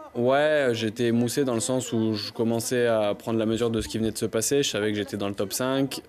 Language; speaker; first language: French; native; French